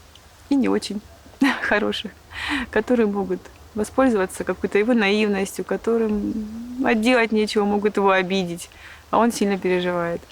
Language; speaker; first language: Russian; native; Russian